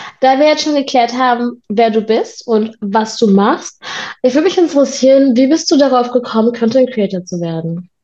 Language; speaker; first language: German; native; German